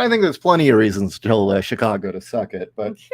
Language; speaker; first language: English; native; English